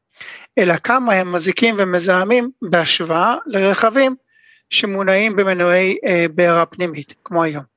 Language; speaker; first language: Hebrew; native; Hebrew